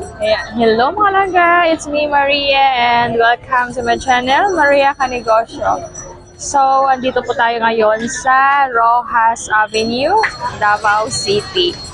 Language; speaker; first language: Filipino; non-native, local second language; Cebuano